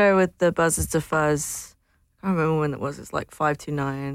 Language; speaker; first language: English; native; English